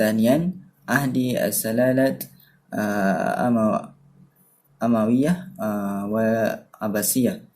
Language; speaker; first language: Arabic; non-native, learner; Malay